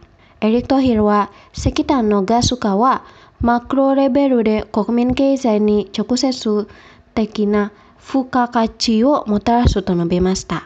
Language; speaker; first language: Japanese; non-native, fluent; Indonesian